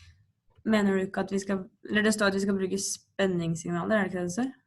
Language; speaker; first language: Norwegian; native; Norwegian